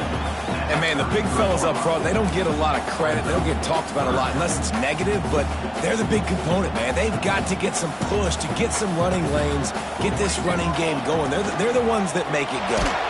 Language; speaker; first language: English; native; English